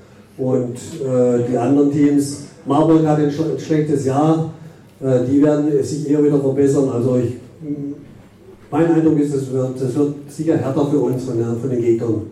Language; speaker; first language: German; native; German